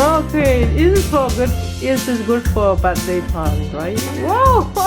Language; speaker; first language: English; non-native, learner; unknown